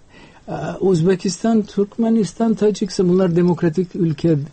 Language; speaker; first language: Turkish; non-native, fluent; Uzbek